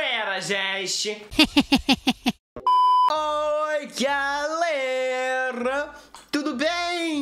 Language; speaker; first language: Portuguese; non-native, learner; English